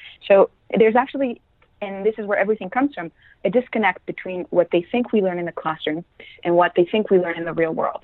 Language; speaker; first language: English; non-native, fluent; French